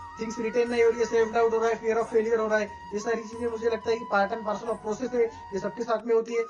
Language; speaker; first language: Hindi; non-native, local second language; Marathi